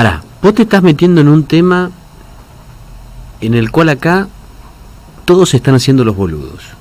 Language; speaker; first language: Spanish; native; Spanish